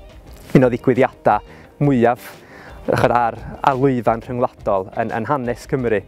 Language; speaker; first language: Welsh; native; Welsh